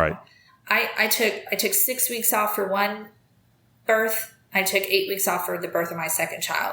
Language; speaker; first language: English; native; English